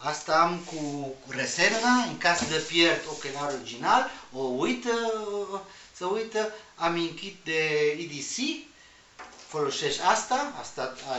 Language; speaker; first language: Romanian; non-native, learner; Spanish